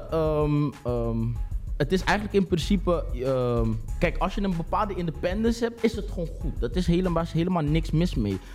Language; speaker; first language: Dutch; native; Dutch